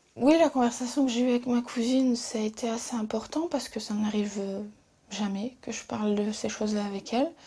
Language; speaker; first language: French; native; French